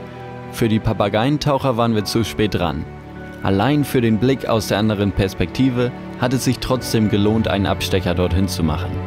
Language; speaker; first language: German; native; German